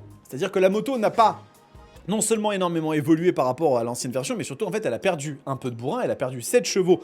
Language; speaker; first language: French; native; French